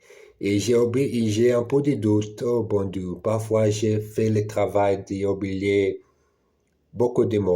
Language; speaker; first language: French; non-native, learner; Portuguese